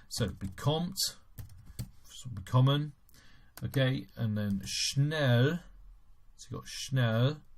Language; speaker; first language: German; non-native, fluent; English